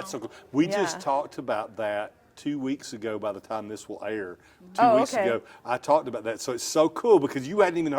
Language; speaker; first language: English; native; English